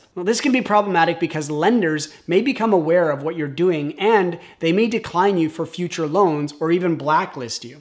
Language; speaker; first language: English; native; English